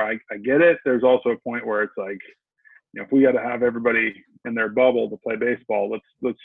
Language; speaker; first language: English; native; English